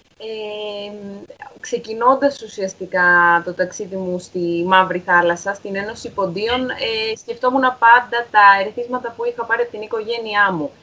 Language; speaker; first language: Greek; native; Greek